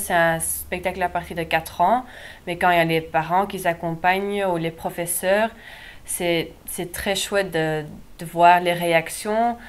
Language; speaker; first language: French; non-native, local second language; Dutch